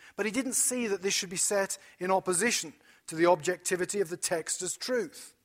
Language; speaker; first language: English; native; English